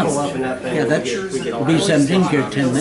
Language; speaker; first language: English; native; English